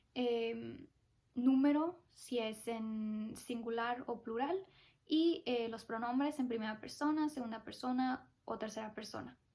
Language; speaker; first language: Spanish; early bilingual, heritage; Spanish